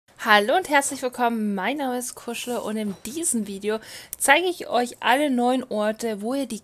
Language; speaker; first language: German; native; German